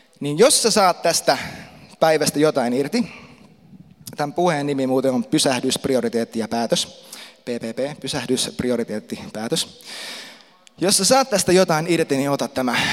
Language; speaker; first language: Finnish; native; Finnish